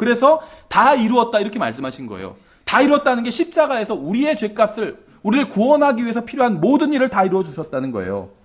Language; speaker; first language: Korean; native; Korean